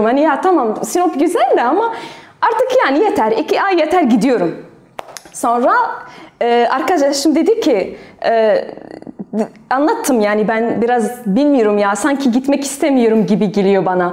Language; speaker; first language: Turkish; non-native, learner; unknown